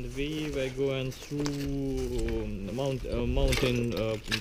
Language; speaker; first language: English; non-native, learner; Ukrainian